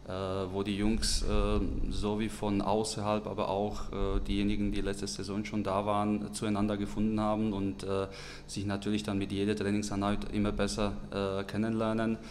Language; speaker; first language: German; non-native, fluent; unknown